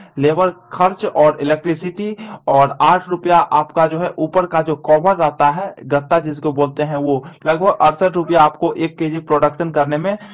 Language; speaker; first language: Hindi; native; Hindi